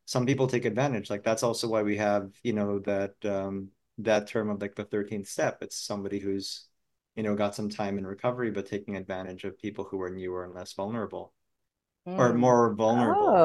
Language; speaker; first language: English; non-native, local second language; Filipino